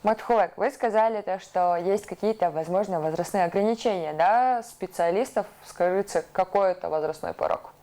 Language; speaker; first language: Russian; native; Russian